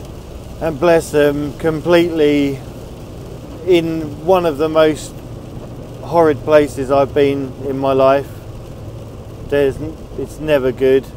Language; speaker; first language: English; native; English